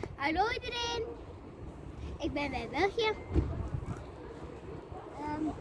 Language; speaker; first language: Dutch; non-native, learner; Turkish